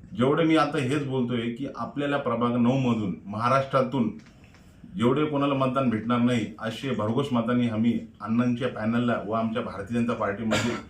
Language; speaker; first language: Marathi; non-native, local second language; Hindi